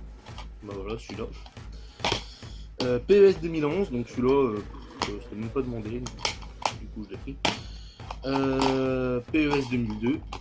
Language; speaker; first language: French; native; French